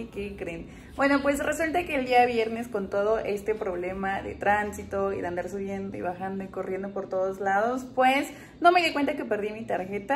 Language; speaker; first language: Spanish; native; Spanish